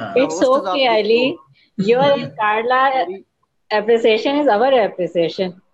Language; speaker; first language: English; non-native, learner; Urdu